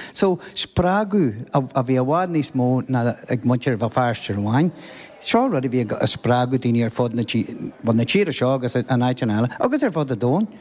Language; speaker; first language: Irish; non-native, local second language; English